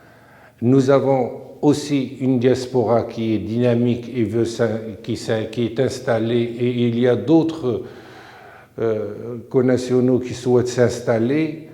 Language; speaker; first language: French; non-native, local second language; Arabic